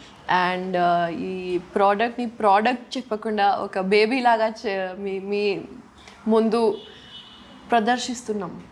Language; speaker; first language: Telugu; non-native, local second language; Urdu